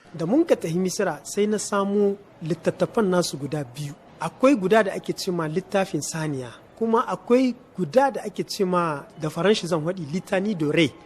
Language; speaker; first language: Hausa; native; Hausa